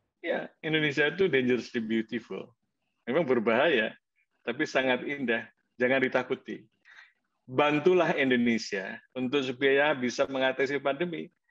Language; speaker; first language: Indonesian; native; Indonesian